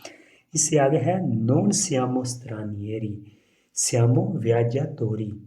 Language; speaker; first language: Italian; non-native, learner; Urdu